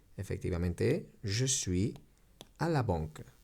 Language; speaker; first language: French; non-native, fluent; Spanish